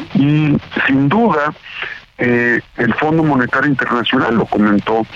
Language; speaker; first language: Spanish; native; Spanish